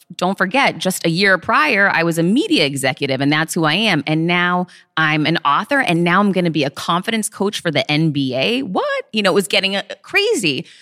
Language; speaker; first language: English; native; English